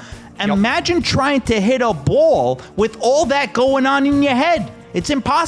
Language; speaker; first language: English; native; English